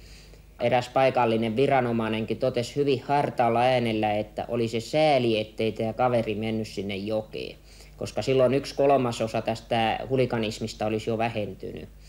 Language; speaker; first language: Finnish; native; Finnish